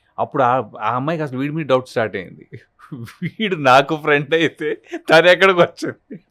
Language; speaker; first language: Telugu; native; Telugu